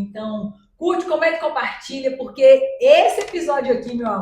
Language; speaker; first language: Portuguese; native; Portuguese